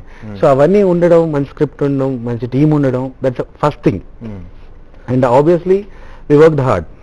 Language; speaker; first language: Telugu; native; Telugu